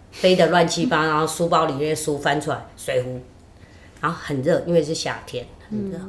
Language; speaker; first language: Chinese; native; Chinese